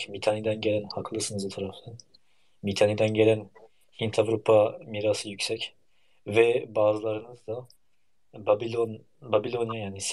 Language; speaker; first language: Turkish; early bilingual, heritage; Turkish